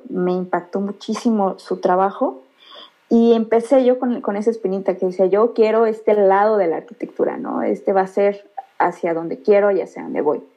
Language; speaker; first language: Spanish; native; Spanish